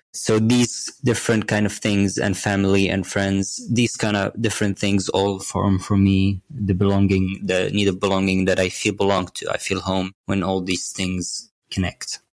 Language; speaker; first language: English; non-native, fluent; Arabic